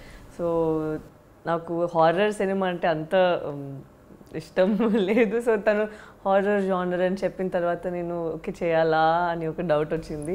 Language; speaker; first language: Telugu; non-native, learner; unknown